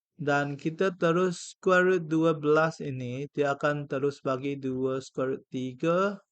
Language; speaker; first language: Malay; non-native, local second language; Chinese